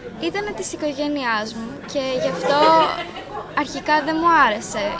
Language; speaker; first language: Greek; early bilingual, heritage; Greek